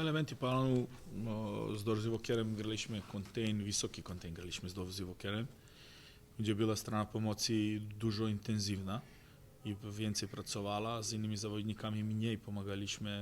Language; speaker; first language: Polish; non-native, fluent; Croatian